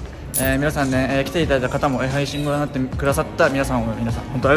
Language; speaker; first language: Japanese; native; Japanese